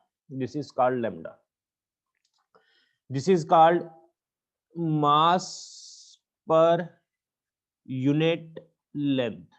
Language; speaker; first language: Hindi; native; Hindi